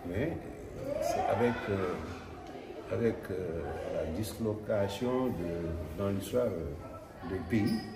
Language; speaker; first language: French; non-native, local second language; Wolof